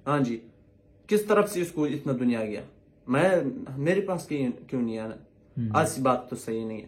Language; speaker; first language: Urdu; non-native, local second language; Pashto